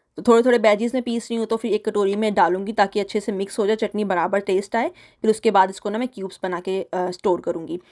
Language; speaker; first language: Urdu; native; Urdu